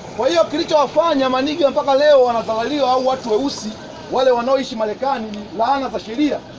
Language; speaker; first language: Swahili; native; Swahili